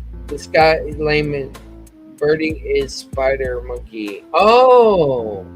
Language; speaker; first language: English; native; English